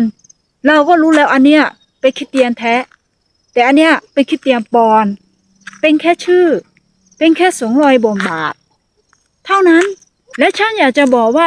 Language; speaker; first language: Thai; non-native, fluent; Akha